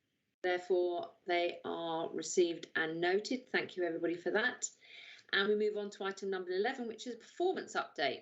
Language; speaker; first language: English; native; English